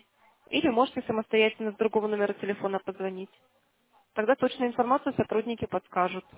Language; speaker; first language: Russian; native; Russian